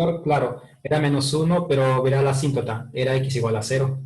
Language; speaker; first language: Spanish; native; Spanish